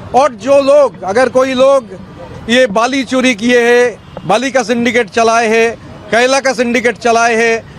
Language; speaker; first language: Hindi; non-native, local second language; Bangla